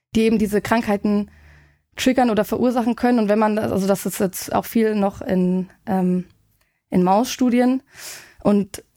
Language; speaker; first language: German; native; German